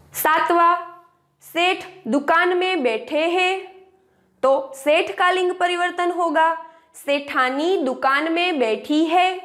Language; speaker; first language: Hindi; non-native, local second language; Gujarati